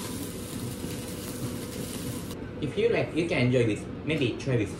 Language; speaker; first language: English; non-native, learner; Japanese